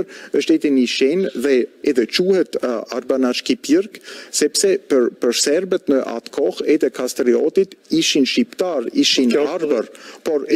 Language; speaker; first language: Albanian; non-native, fluent; German